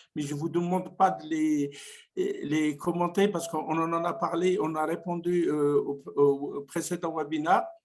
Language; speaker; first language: French; non-native, local second language; Arabic